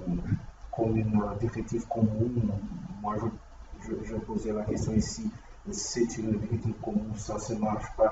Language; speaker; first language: French; non-native, learner; Portuguese